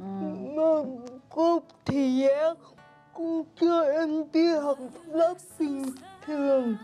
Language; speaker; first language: Vietnamese; early bilingual, heritage; Vietnamese